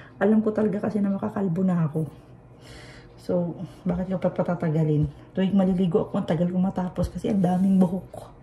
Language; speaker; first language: Filipino; native; Filipino